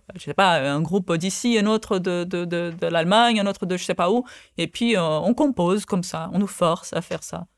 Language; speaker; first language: French; non-native, fluent; Portuguese